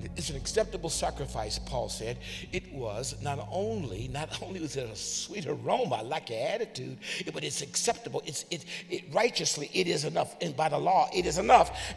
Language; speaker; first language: English; native; English